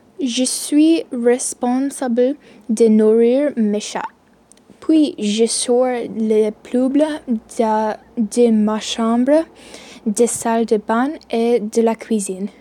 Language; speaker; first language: French; non-native, learner; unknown